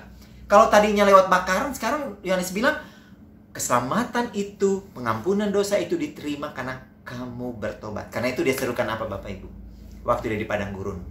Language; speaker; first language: Indonesian; native; Indonesian